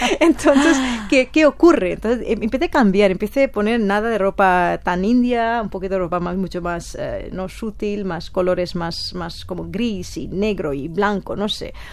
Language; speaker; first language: Spanish; non-native, fluent; Bangla